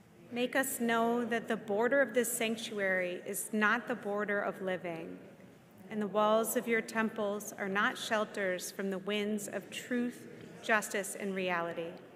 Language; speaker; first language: English; native; English